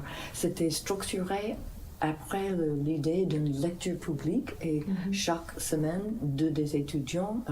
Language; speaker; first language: French; non-native, fluent; English